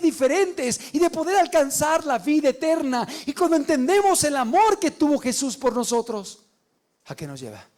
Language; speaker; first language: Spanish; native; Spanish